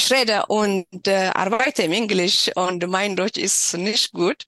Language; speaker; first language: German; non-native, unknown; Tigrinya